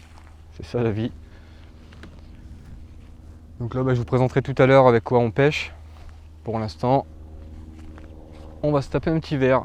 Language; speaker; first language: French; native; French